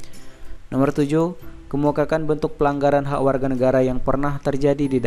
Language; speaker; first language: Indonesian; native; Indonesian